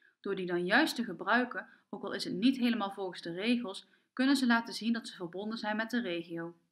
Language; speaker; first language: Dutch; native; Dutch